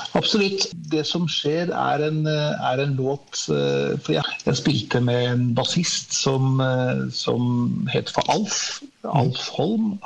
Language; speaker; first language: Norwegian; early bilingual, other home language; Persian